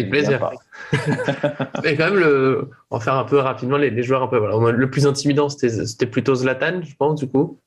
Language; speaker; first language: French; native; French